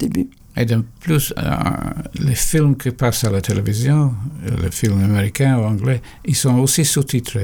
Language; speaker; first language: French; non-native, fluent; English